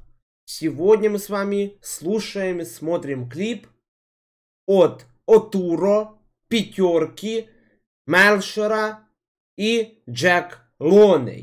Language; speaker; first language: Russian; native; Russian